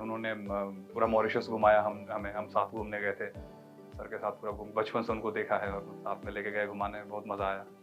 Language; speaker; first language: Hindi; non-native, local second language; Bhojpuri